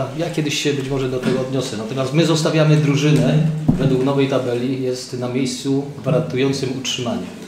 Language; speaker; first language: Polish; native; Polish